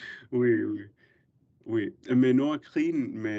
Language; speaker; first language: French; non-native, learner; English